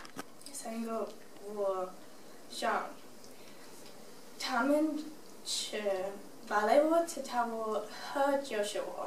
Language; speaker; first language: Chinese; non-native, learner; English